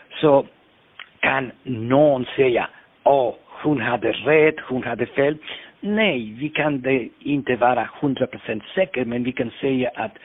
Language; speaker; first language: Swedish; non-native, fluent; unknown